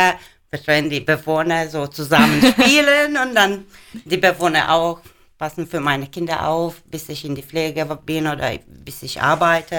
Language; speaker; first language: German; non-native, learner; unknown